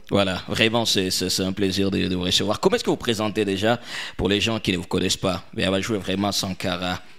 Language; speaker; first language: French; non-native, local second language; Swahili